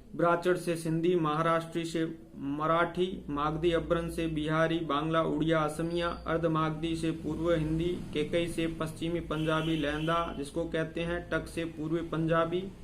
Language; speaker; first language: Hindi; native; Hindi